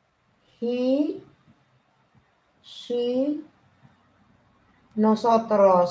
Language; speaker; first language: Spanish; non-native, learner; Filipino